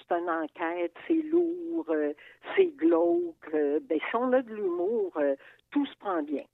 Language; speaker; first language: French; native; French